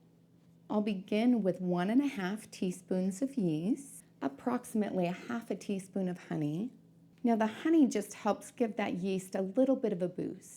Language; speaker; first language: English; native; English